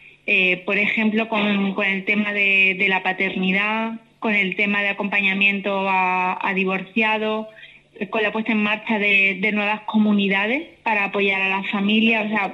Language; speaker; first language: Spanish; native; Spanish